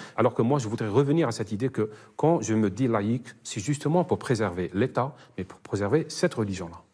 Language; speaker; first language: French; non-native, local second language; Arabic